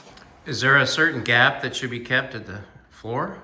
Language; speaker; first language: English; native; English